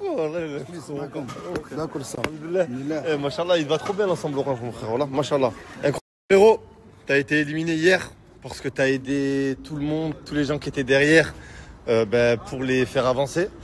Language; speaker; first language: French; native; French